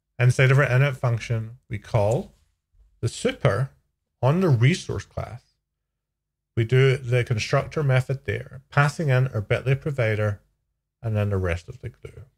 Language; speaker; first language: English; native; English